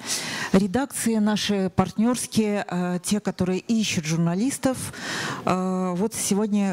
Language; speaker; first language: Russian; native; Russian